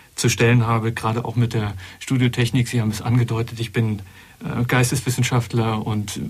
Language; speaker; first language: German; native; German